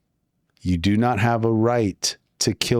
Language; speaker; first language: English; native; English